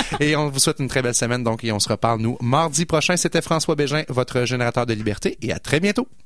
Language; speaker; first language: French; native; French